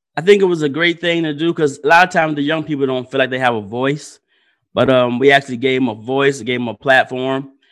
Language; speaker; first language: English; native; English